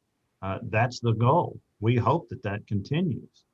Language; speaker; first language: English; native; English